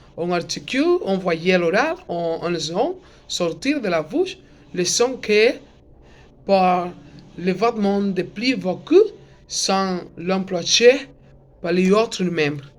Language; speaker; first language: French; non-native, learner; Spanish